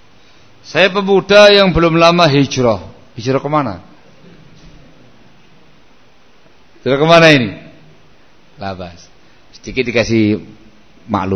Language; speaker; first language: Indonesian; non-native, local second language; Javanese